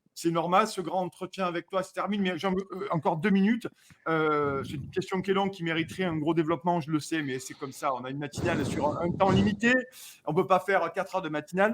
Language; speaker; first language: French; native; French